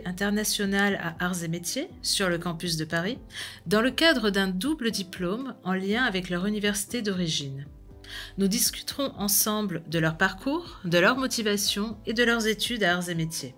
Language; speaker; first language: French; native; French